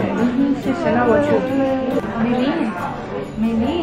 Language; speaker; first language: Chinese; non-native, learner; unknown